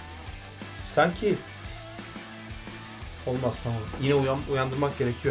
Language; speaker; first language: Turkish; native; Turkish